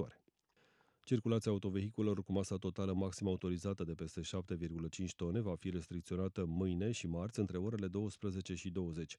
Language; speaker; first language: Romanian; native; Romanian